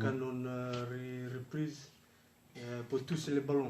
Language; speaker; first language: French; non-native, learner; Fijian